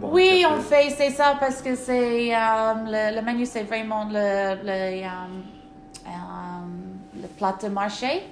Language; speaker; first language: French; non-native, learner; English